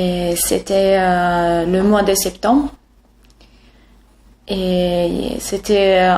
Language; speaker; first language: French; non-native, fluent; Italian